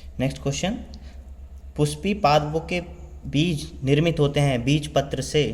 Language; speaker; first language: Hindi; native; Hindi